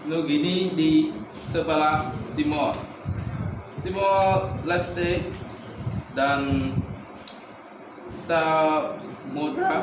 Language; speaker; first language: Indonesian; non-native, learner; Khmer